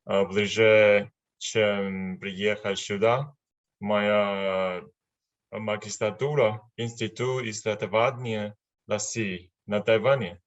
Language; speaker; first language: Russian; non-native, learner; Chinese